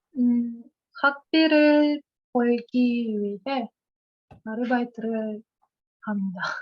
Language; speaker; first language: Korean; non-native, learner; Russian